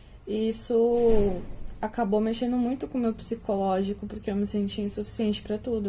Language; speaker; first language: Portuguese; native; Portuguese